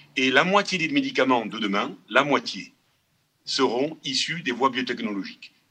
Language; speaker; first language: French; native; French